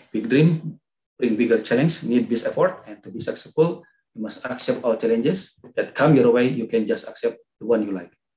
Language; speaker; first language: English; non-native, fluent; Indonesian